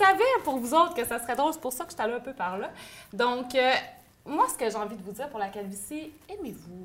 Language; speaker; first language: French; native; French